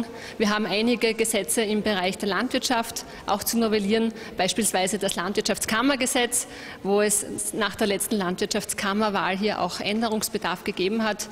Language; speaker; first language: German; native; German